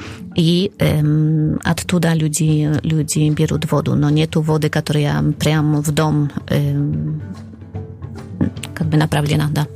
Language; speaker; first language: Russian; non-native, fluent; Polish